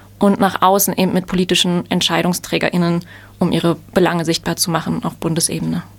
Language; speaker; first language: German; native; German